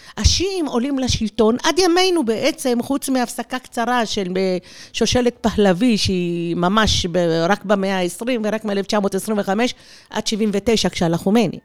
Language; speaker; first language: Hebrew; early bilingual, other home language; Persian